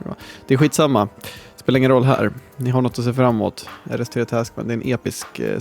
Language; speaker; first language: Swedish; native; Swedish